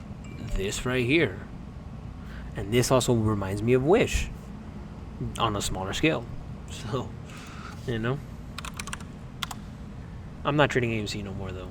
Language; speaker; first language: English; native; English